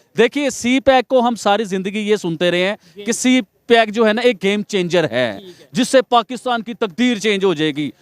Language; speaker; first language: Urdu; non-native, local second language; Punjabi